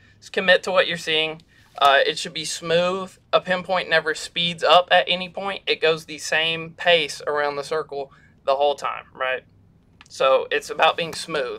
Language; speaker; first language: English; native; English